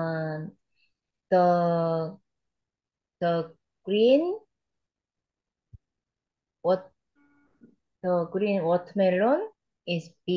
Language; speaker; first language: English; non-native, learner; Korean